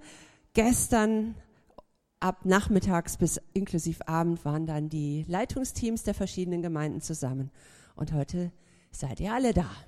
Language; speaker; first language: German; native; German